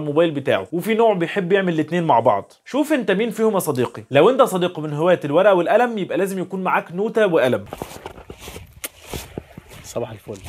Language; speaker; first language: Arabic; native; Arabic